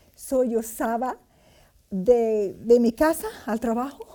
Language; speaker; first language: Spanish; non-native, fluent; English